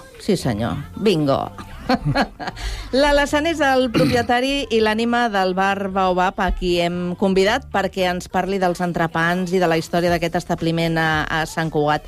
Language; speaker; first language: Catalan; native; Catalan